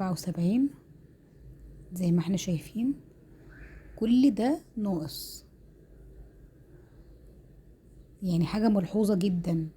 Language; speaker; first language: Arabic; native; Arabic